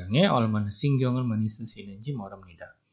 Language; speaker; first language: Korean; non-native, fluent; Indonesian